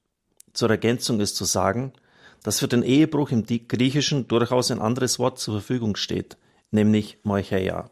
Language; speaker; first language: German; native; German